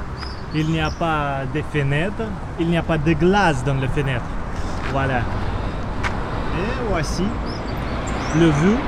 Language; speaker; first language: French; non-native, learner; Russian